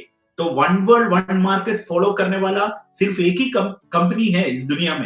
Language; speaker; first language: Hindi; non-native, local second language; Malayalam